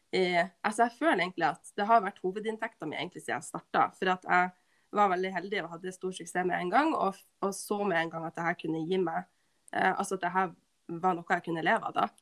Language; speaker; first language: Norwegian; native; Norwegian